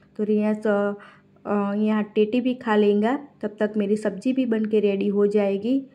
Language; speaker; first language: Hindi; non-native, local second language; Gujarati